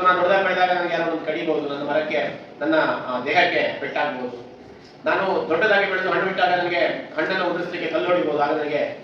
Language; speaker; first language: Kannada; non-native, local second language; Kodava